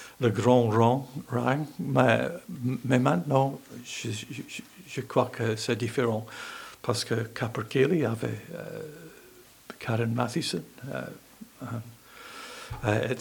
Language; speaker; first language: French; non-native, learner; English